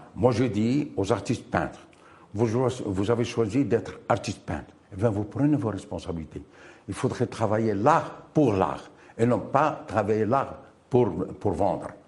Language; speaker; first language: French; non-native, local second language; Arabic